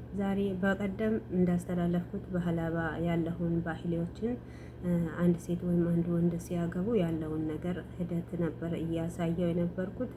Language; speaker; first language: Amharic; non-native, local second language; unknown